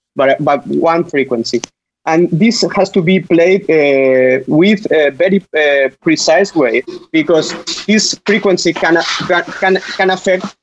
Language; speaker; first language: English; non-native, fluent; Spanish